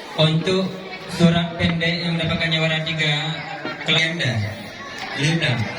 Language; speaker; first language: Indonesian; non-native, local second language; Achinese